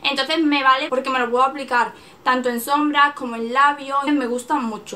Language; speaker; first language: Spanish; native; Spanish